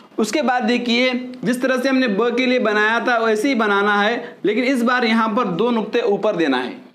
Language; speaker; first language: Hindi; native; Hindi